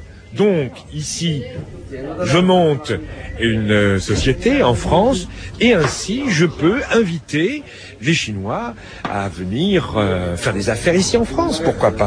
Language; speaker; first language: French; native; French